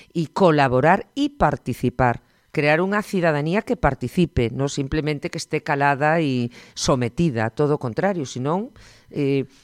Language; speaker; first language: Galician; native; Galician